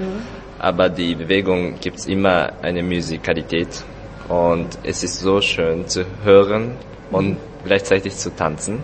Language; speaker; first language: German; non-native, learner; Japanese